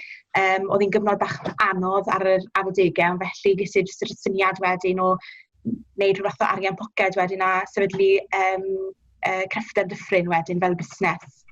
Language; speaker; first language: Welsh; native; Welsh